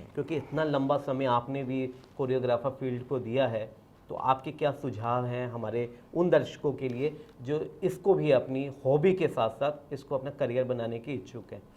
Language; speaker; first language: Hindi; native; Hindi